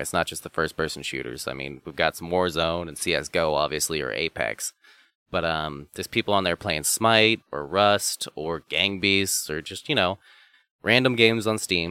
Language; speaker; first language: English; native; English